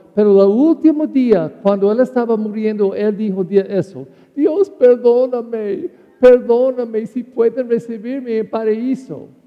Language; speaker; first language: Spanish; non-native, learner; English